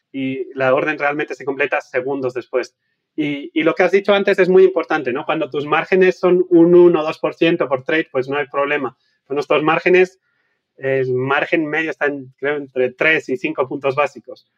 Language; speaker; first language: Spanish; native; Spanish